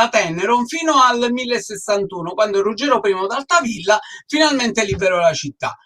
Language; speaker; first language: Italian; native; Italian